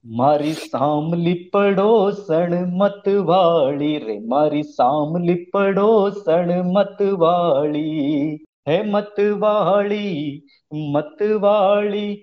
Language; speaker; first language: Hindi; native; Hindi